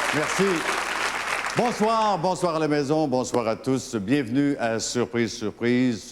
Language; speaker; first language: French; native; French